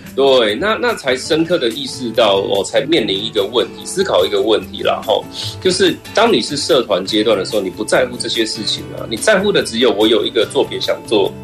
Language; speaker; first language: Chinese; native; Chinese